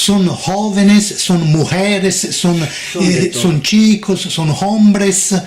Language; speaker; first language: Spanish; non-native, fluent; Italian